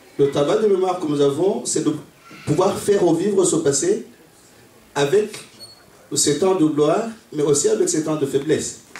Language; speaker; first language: French; non-native, local second language; Luba-Lulua